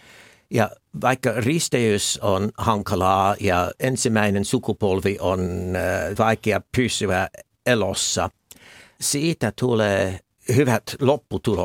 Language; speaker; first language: Finnish; non-native, fluent; English